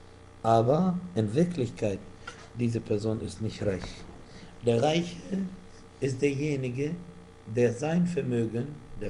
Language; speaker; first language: German; non-native, fluent; Arabic